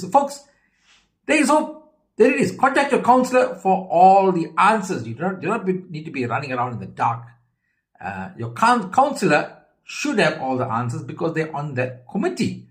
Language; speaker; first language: English; native; English